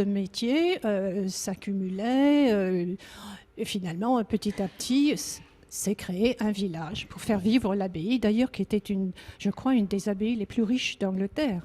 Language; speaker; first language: French; native; French